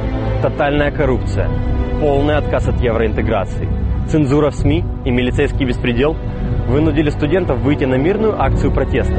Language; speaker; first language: Russian; native; Russian